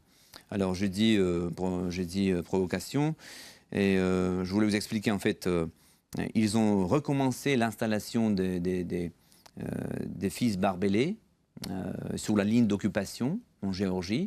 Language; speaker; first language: French; non-native, fluent; Georgian